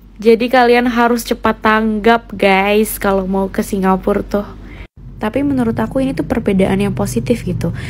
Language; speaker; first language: Indonesian; native; Indonesian